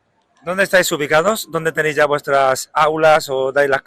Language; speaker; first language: Spanish; native; Spanish